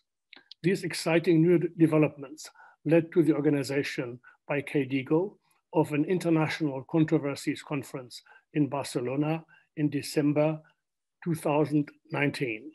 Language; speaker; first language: English; non-native, fluent; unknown